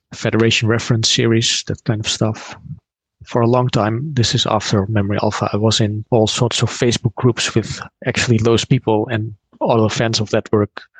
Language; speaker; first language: English; non-native, fluent; Dutch